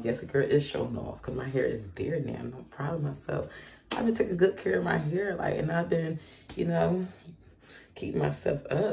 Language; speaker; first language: English; native; English